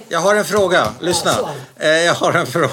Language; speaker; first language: Swedish; early bilingual, other home language; Arabic